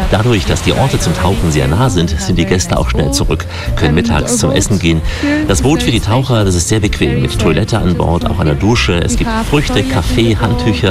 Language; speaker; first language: German; native; German